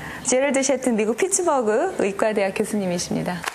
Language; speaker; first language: Korean; native; Korean